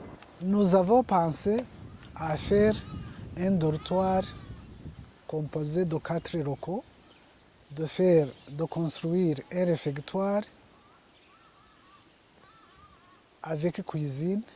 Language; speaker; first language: French; non-native, local second language; Kinyarwanda